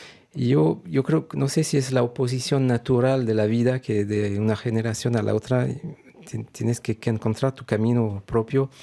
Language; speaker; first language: Spanish; non-native, fluent; French